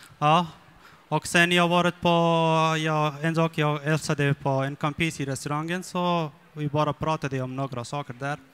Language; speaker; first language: Swedish; non-native, learner; Persian